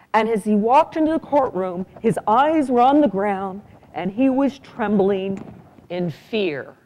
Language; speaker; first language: English; native; English